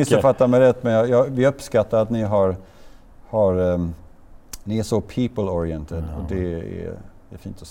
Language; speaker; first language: Swedish; native; Swedish